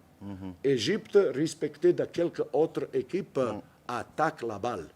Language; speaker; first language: French; non-native, fluent; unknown